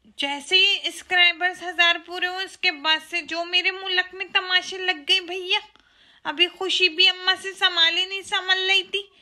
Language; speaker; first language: Urdu; native; Urdu